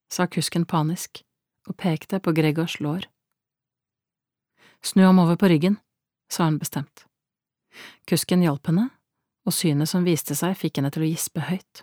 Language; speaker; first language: Norwegian; native; Norwegian